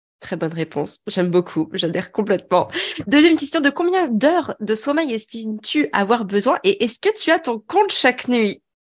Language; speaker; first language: French; native; French